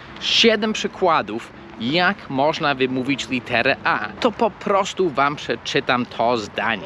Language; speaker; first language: Polish; non-native, fluent; English